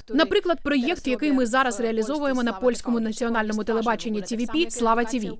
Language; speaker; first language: Ukrainian; native; Ukrainian